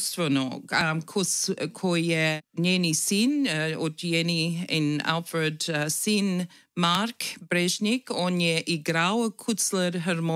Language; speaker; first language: Slovenian; early bilingual, heritage; English